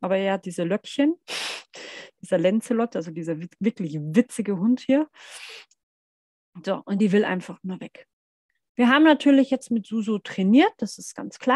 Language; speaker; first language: German; native; German